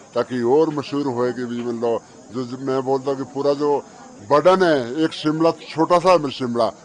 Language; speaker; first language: Hindi; native; Hindi